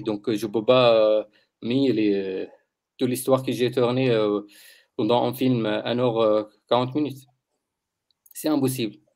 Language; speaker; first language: French; non-native, learner; Arabic